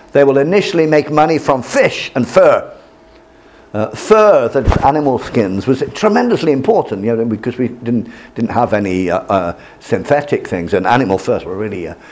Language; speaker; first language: English; native; English